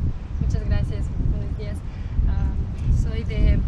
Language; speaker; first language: Spanish; non-native, learner; Kazakh